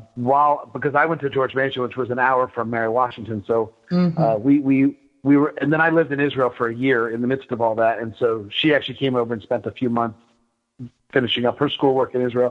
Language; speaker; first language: English; native; English